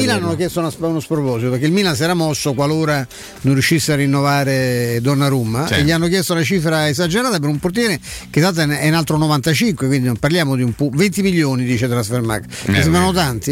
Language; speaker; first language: Italian; native; Italian